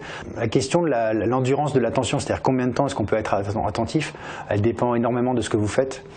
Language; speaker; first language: French; native; French